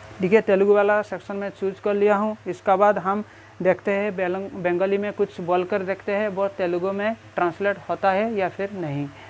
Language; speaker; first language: Hindi; non-native, local second language; Bangla